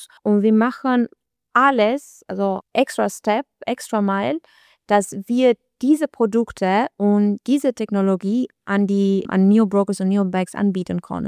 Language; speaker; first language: German; non-native, learner; Albanian